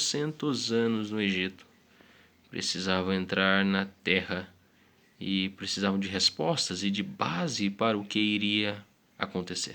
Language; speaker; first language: Portuguese; native; Portuguese